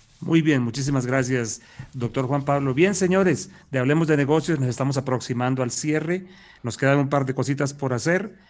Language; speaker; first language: Spanish; native; Spanish